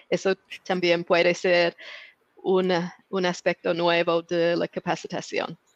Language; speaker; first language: Spanish; non-native, fluent; English